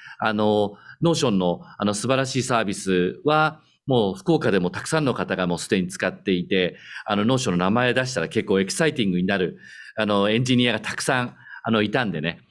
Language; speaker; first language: Japanese; native; Japanese